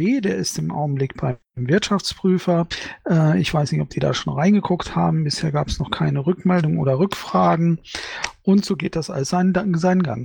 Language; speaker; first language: German; native; German